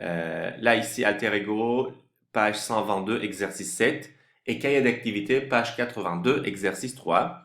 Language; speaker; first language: French; non-native, fluent; Turkish